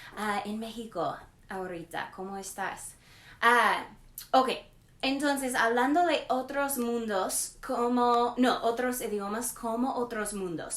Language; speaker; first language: Spanish; non-native, learner; English